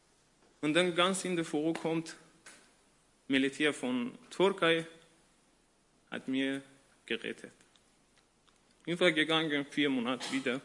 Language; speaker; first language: German; non-native, learner; Persian